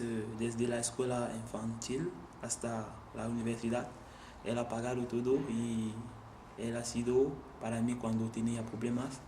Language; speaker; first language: Spanish; non-native, learner; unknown